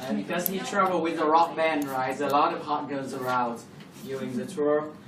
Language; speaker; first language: English; non-native, fluent; Vietnamese